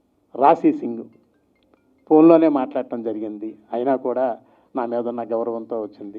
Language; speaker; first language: Telugu; native; Telugu